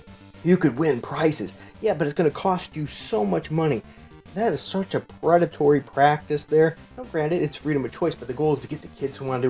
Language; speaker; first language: English; native; English